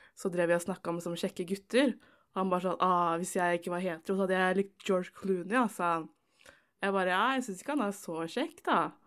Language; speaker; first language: Norwegian; native; Norwegian